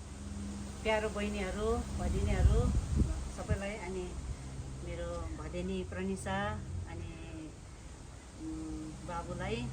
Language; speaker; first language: Nepali; non-native, local second language; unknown